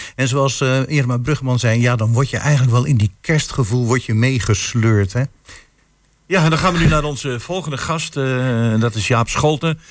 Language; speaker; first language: Dutch; native; Dutch